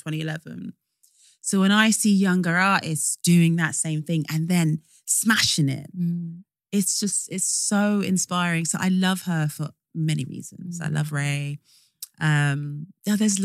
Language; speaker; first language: English; native; English